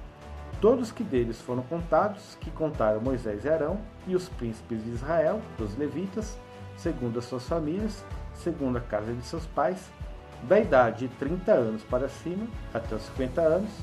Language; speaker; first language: Portuguese; native; Portuguese